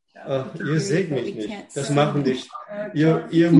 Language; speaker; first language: German; non-native, fluent; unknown